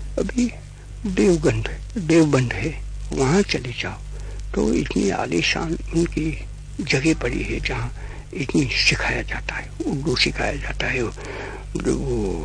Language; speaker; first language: Hindi; non-native, local second language; Gujarati